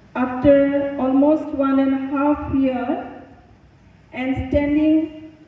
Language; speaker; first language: English; non-native, local second language; Assamese